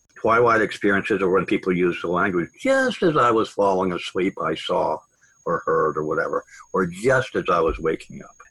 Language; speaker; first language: English; native; English